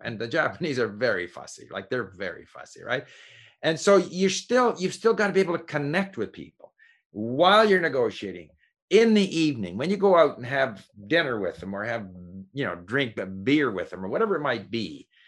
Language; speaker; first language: English; native; English